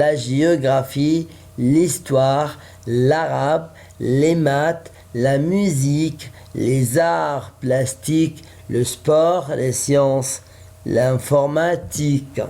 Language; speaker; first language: French; non-native, fluent; Arabic